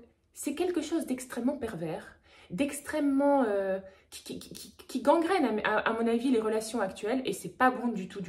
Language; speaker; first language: French; native; French